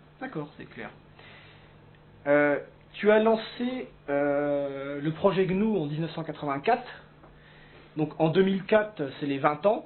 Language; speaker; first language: French; native; French